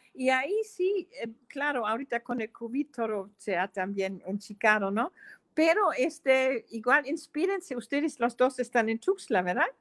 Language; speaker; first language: Spanish; non-native, fluent; German